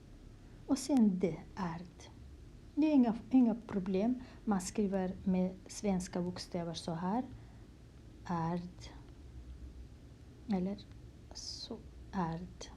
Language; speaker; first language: Swedish; non-native, fluent; Kurdish